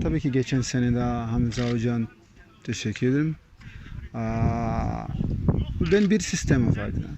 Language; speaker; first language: Turkish; non-native, learner; Portuguese